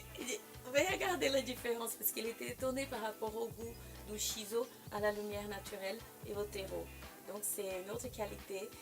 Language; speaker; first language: French; non-native, fluent; Portuguese